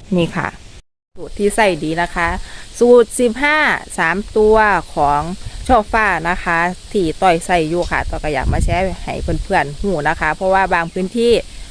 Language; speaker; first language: Thai; native; Thai